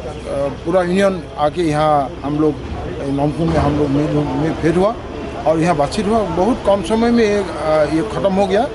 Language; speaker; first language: Hindi; non-native, local second language; Assamese